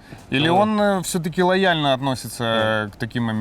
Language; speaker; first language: Russian; native; Russian